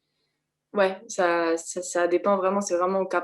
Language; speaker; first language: French; native; French